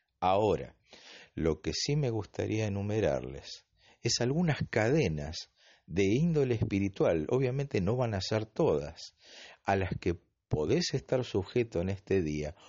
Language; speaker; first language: Spanish; native; Spanish